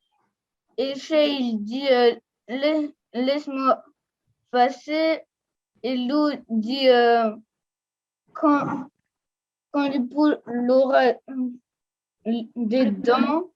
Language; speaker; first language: French; non-native, learner; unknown